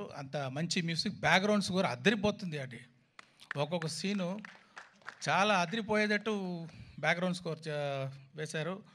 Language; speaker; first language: Telugu; non-native, learner; Tamil